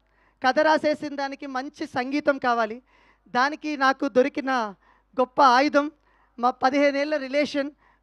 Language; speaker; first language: Telugu; native; Telugu